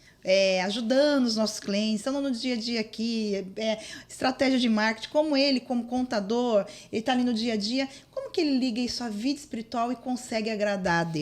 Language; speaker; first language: Portuguese; native; Portuguese